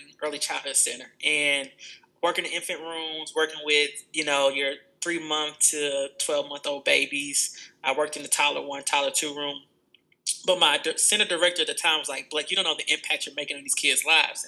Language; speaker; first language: English; native; English